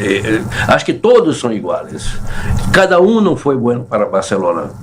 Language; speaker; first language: Spanish; non-native, learner; Portuguese